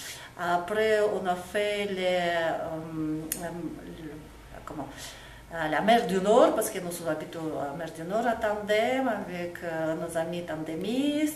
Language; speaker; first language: French; non-native, fluent; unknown